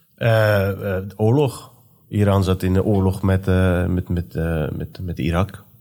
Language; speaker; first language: Dutch; early bilingual, other home language; Persian